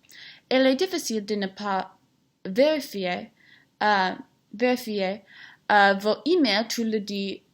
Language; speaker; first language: French; non-native, learner; English